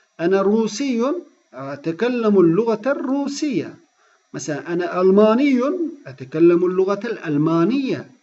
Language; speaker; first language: Arabic; non-native, fluent; Turkish